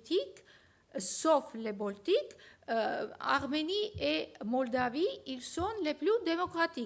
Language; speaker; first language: French; non-native, fluent; Armenian